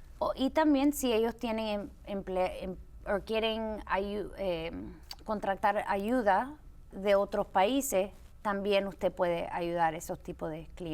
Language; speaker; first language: Spanish; early bilingual, heritage; Spanish